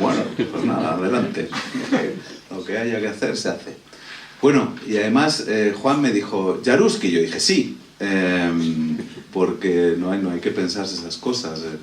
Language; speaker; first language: Spanish; native; Spanish